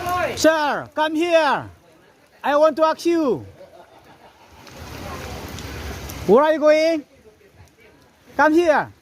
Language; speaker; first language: English; non-native, learner; Indonesian